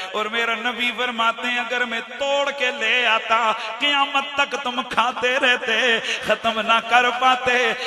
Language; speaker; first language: Urdu; non-native, local second language; Punjabi